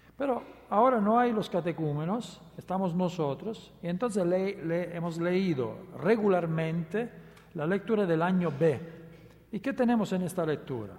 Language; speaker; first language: Spanish; non-native, fluent; Italian